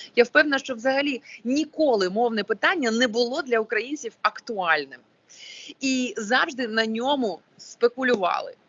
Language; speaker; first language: Ukrainian; non-native, local second language; Russian